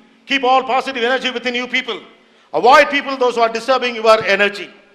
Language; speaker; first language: English; non-native, local second language; Tamil